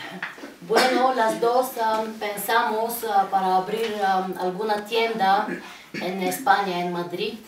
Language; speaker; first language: Spanish; non-native, learner; Bulgarian